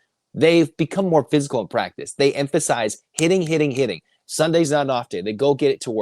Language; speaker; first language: English; native; English